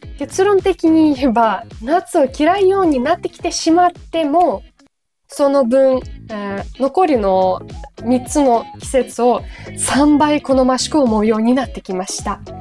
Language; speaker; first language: Japanese; non-native, fluent; Ukrainian